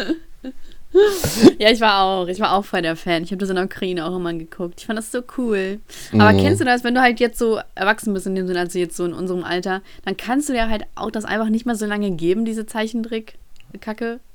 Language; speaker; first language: German; early bilingual, other home language; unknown